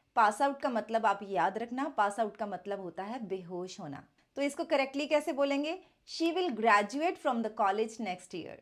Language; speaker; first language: Hindi; native; Hindi